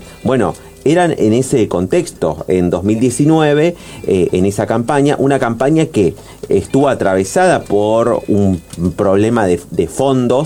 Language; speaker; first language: Spanish; native; Spanish